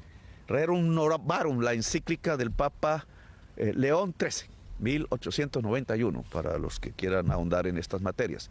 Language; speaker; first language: Spanish; native; Spanish